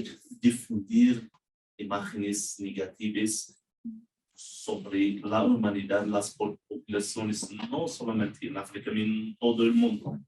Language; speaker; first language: Spanish; non-native, fluent; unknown